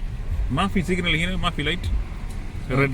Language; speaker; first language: Arabic; non-native, learner; Malayalam